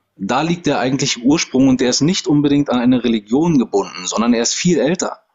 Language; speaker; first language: German; native; German